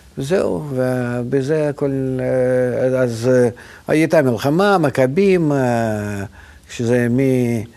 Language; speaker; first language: Hebrew; non-native, fluent; Russian